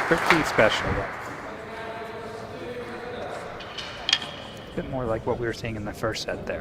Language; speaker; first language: English; native; English